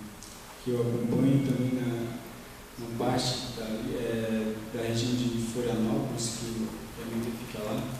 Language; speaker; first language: Portuguese; non-native, local second language; Guarani